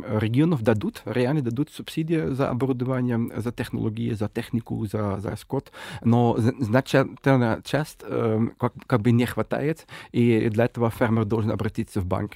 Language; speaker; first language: Russian; non-native, fluent; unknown